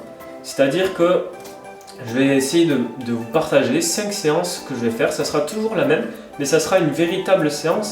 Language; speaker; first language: French; native; French